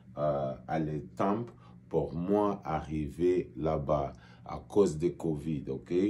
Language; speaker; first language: French; non-native, learner; Portuguese